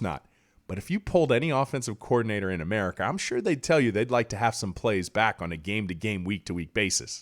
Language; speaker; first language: English; native; English